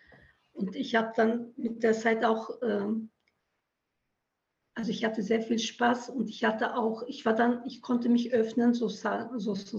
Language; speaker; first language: German; early bilingual, other home language; Turkish